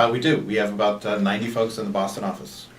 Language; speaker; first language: English; native; English